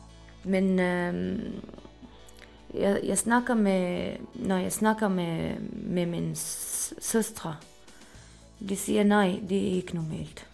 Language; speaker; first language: Danish; non-native, fluent; Arabic